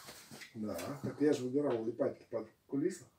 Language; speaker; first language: Russian; native; Russian